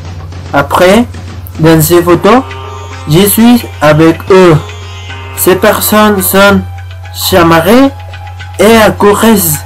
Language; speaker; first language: French; non-native, learner; Spanish